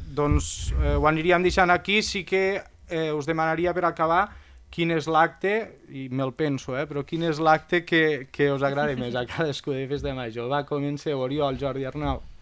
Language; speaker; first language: Catalan; native; Catalan